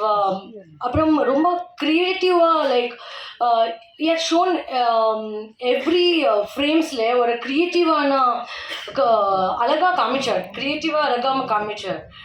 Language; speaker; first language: Tamil; non-native, fluent; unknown